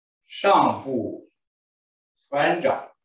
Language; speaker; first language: Chinese; native; Chinese